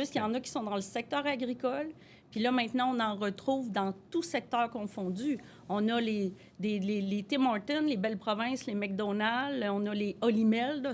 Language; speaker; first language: French; native; French